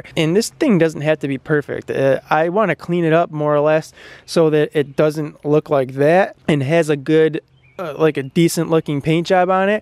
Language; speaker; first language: English; native; English